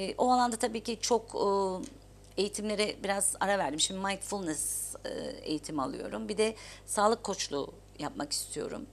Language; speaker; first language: Turkish; native; Turkish